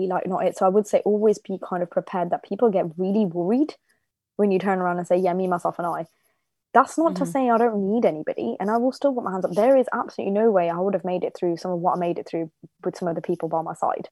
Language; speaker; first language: English; native; English